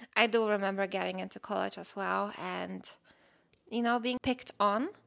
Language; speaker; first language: English; non-native, fluent; Polish